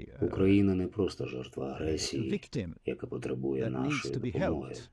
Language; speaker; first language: Ukrainian; non-native, fluent; Swedish